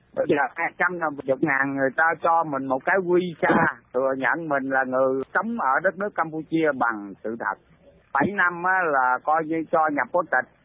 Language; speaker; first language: Vietnamese; native; Vietnamese